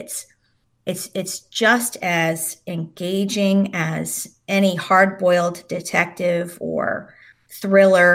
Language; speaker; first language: English; native; English